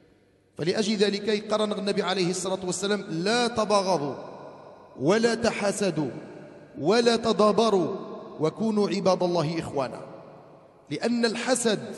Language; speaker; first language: Arabic; non-native, local second language; Riffian